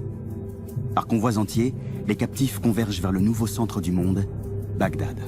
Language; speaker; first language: French; native; French